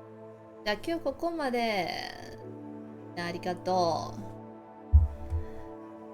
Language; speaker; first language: Japanese; non-native, learner; Chinese